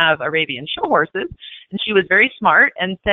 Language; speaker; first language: English; native; English